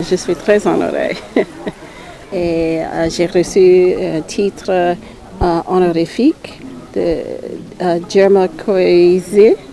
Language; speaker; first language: French; non-native, fluent; English